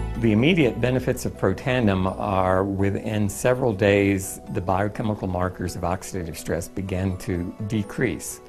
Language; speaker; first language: English; native; English